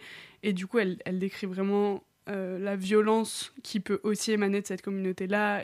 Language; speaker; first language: French; native; French